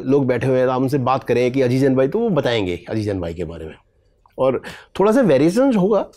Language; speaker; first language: Hindi; native; Hindi